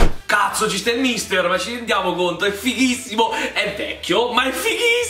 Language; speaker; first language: Italian; native; Italian